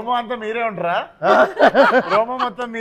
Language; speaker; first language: Telugu; native; Telugu